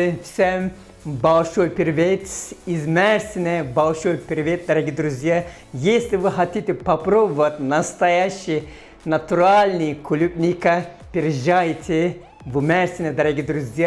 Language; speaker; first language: Russian; non-native, fluent; Turkish